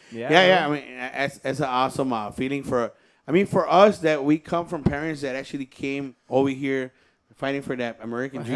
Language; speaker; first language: English; early bilingual, other home language; Spanish